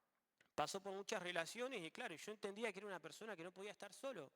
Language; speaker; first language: Spanish; native; Spanish